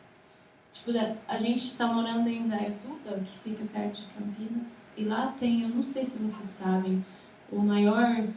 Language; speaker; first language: Portuguese; non-native, fluent; English